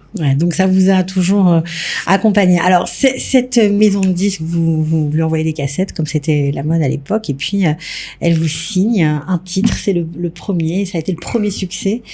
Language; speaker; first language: French; native; French